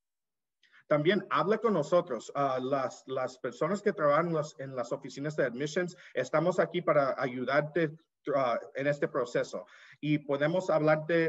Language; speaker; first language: Spanish; early bilingual, heritage; Spanish